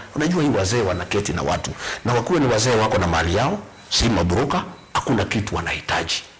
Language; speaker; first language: Swahili; non-native, local second language; Kikuyu